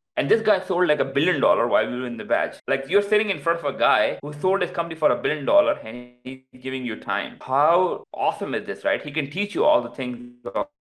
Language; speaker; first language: English; non-native, local second language; Urdu